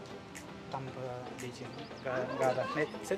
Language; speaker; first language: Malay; non-native, learner; Spanish